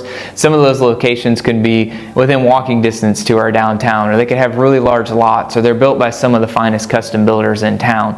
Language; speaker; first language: English; native; English